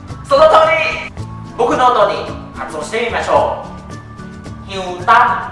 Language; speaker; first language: Japanese; non-native, fluent; Thai